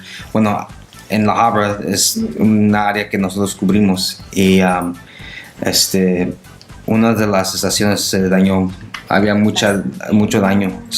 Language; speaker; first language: Spanish; non-native, local second language; English